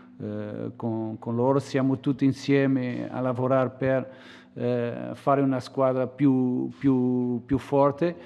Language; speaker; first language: Italian; non-native, learner; Portuguese